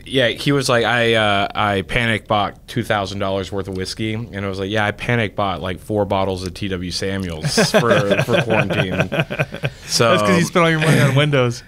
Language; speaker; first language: English; native; English